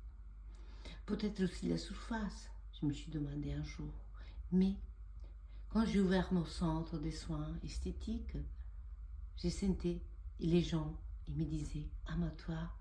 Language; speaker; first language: French; non-native, fluent; Italian